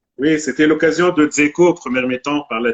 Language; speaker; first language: French; non-native, local second language; Arabic